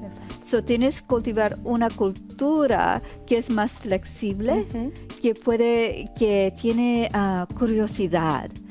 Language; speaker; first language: Spanish; early bilingual, heritage; Spanish